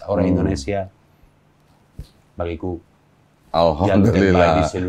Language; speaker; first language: Indonesian; non-native, learner; Spanish